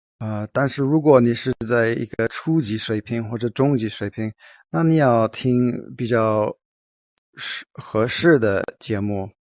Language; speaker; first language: Chinese; non-native, fluent; English